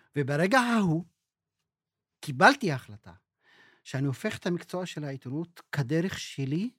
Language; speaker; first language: Hebrew; non-native, local second language; Arabic